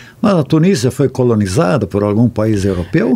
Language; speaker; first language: Portuguese; native; Portuguese